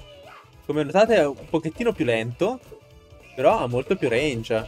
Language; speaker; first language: Italian; native; Italian